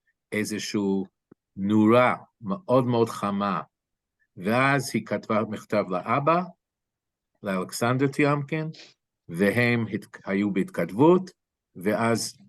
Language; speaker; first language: Hebrew; non-native, fluent; English